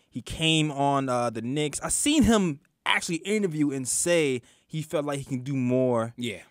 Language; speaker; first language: English; native; English